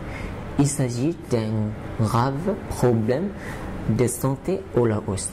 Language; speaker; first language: French; non-native, learner; Lao